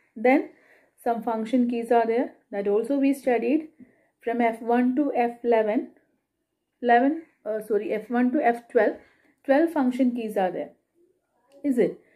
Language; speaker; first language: English; non-native, local second language; Malayalam